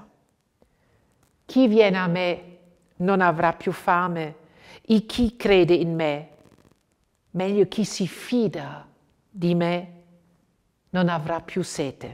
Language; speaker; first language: Italian; non-native, fluent; German